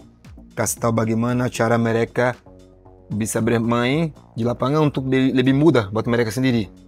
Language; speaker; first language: Indonesian; non-native, learner; Portuguese